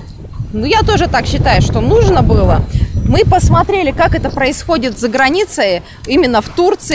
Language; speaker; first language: Russian; native; Russian